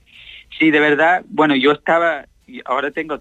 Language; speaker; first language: Spanish; non-native, learner; English